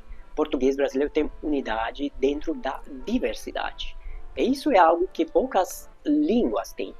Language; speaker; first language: Portuguese; non-native, fluent; Hungarian